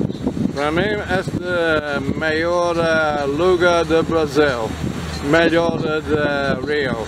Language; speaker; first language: Portuguese; non-native, learner; English